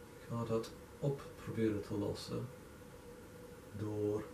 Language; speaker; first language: Dutch; non-native, fluent; English